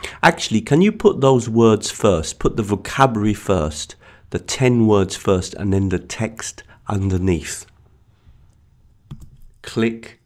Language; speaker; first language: English; native; English